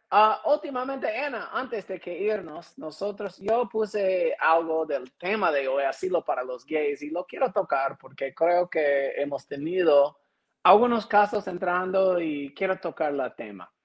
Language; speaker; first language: Spanish; non-native, learner; English